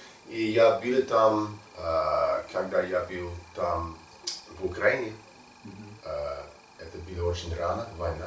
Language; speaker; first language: Russian; non-native, learner; English